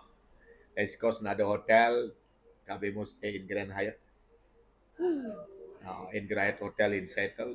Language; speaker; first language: English; non-native, learner; Indonesian